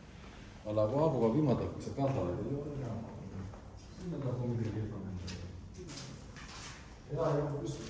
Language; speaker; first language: Greek; early bilingual, other home language; Albanian